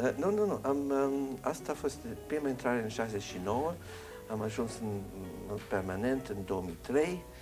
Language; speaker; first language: Romanian; early bilingual, heritage; English